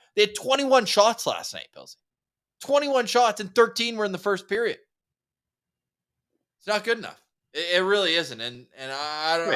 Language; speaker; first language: English; native; English